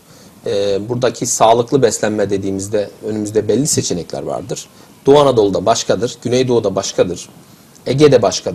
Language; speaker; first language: Turkish; native; Turkish